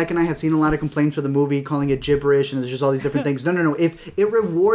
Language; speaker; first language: English; native; English